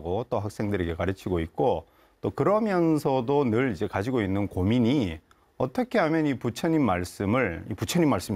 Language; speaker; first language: Korean; native; Korean